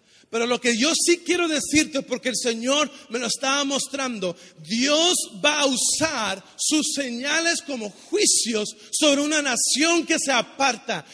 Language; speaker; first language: Spanish; native; Spanish